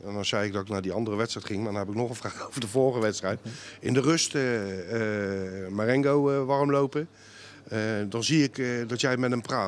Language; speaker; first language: Dutch; native; Dutch